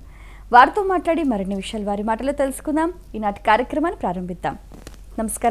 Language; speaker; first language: Telugu; native; Telugu